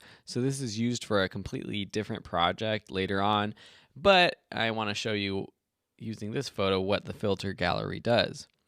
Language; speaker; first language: English; native; English